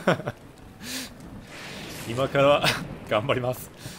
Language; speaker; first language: Japanese; non-native, learner; English